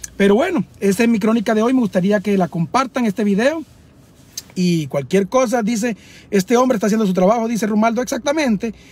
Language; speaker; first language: Spanish; native; Spanish